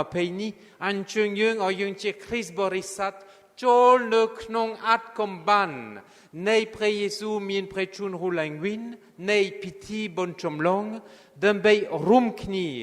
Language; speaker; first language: Khmer; non-native, fluent; French